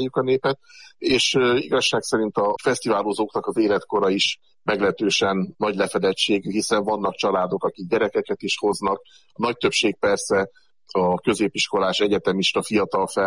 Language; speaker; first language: Hungarian; native; Hungarian